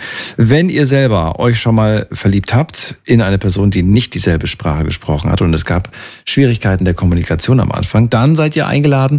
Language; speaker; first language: German; native; German